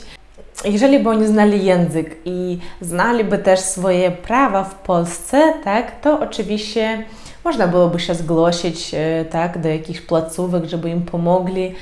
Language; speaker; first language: Polish; non-native, fluent; Ukrainian